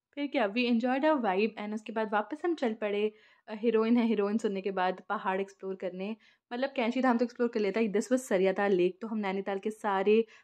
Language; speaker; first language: Hindi; native; Hindi